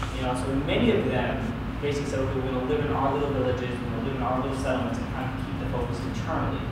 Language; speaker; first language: English; native; English